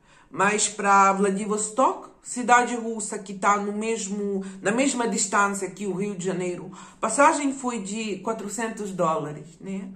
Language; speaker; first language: Portuguese; non-native, fluent; Ukrainian